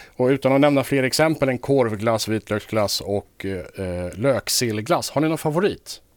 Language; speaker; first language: Swedish; native; Swedish